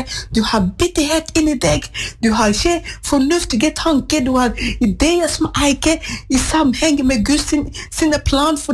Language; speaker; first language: Norwegian; non-native, fluent; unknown